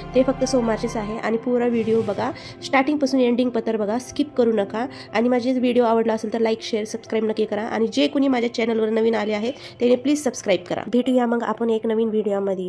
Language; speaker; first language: Marathi; early bilingual, heritage; Marathi